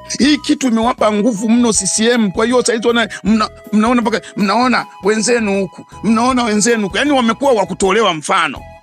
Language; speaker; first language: Swahili; native; Swahili